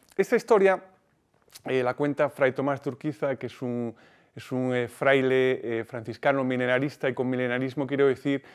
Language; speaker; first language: Spanish; native; Spanish